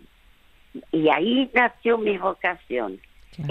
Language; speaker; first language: Spanish; early bilingual, other home language; French